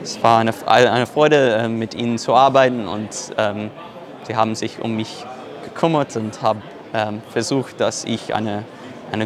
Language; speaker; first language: German; non-native, fluent; English